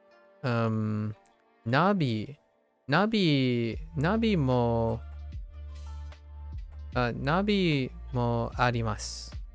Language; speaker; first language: Japanese; non-native, learner; English